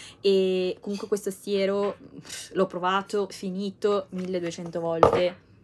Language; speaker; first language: Italian; native; Italian